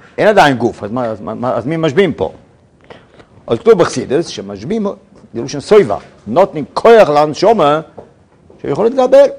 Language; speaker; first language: Hebrew; non-native, fluent; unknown